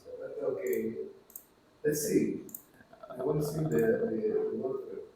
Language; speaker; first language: English; non-native, fluent; Indonesian